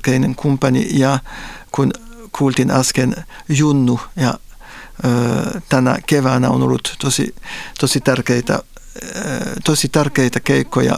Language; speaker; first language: Finnish; non-native, fluent; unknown